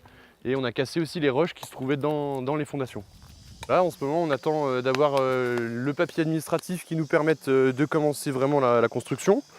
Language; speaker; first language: French; native; French